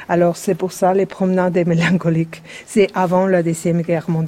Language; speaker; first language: French; non-native, fluent; Spanish